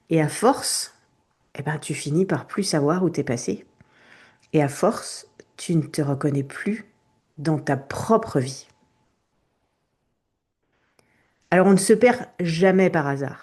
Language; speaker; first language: French; native; French